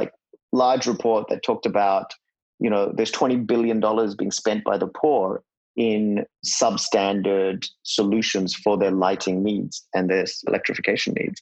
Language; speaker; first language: English; non-native, local second language; Hindi